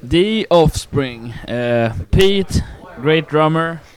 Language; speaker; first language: English; non-native, fluent; Swedish